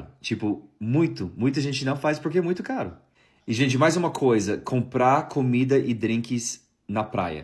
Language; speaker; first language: Portuguese; non-native, fluent; English